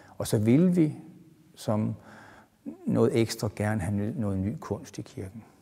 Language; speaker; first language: Danish; native; Danish